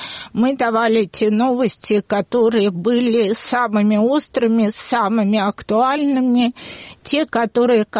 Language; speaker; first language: Russian; native; Russian